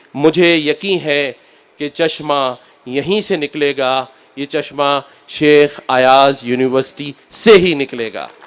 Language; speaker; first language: Urdu; native; Urdu